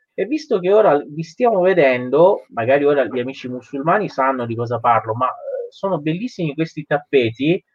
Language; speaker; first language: Italian; non-native, fluent; Persian